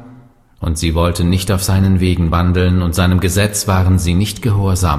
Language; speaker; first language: German; native; German